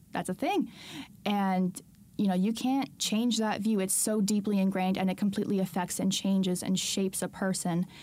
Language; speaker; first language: English; native; English